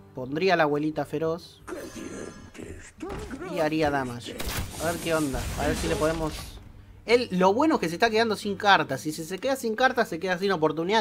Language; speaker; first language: Spanish; native; Spanish